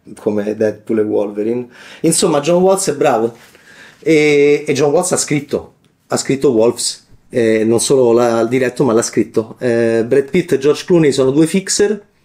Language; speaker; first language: Italian; native; Italian